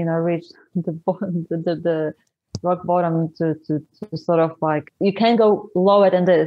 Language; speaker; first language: English; non-native, fluent; Polish